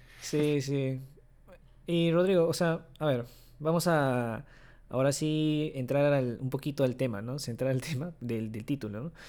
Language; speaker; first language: Spanish; early bilingual, other home language; Japanese